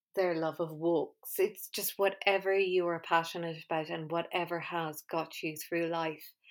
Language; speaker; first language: English; native; English